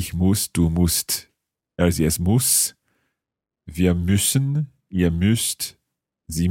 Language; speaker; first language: German; non-native, learner; English